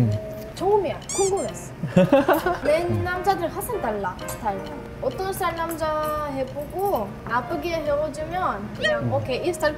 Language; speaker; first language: Korean; non-native, learner; Russian